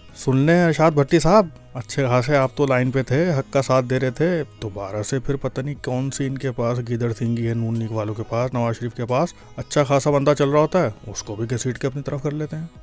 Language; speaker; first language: Urdu; native; Urdu